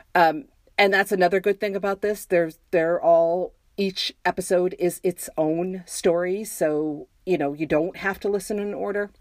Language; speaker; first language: English; native; English